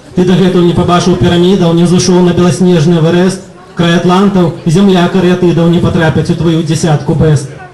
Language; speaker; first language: Belarusian; native; Belarusian